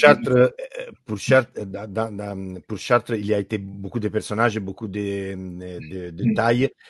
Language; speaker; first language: French; non-native, learner; Italian